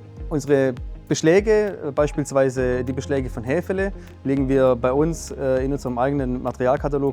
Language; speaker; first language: German; native; German